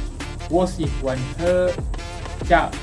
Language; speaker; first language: Chinese; non-native, learner; Malay